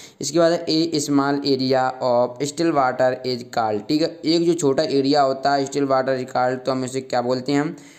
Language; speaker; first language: Hindi; native; Hindi